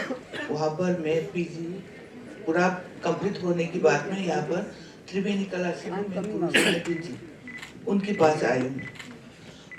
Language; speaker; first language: Hindi; non-native, local second language; Manipuri